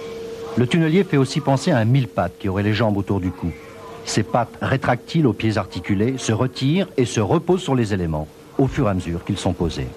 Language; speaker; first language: French; native; French